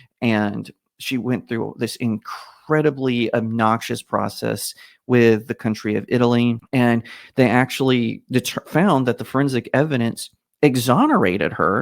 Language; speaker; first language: English; native; English